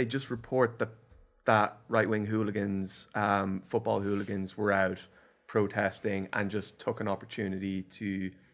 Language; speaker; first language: English; native; English